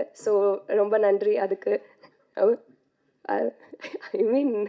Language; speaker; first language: Tamil; non-native, learner; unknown